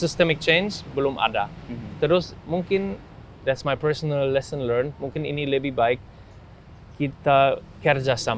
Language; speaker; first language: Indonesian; non-native, fluent; German